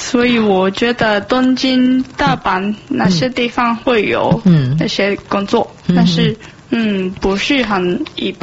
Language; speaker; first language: Chinese; non-native, learner; Japanese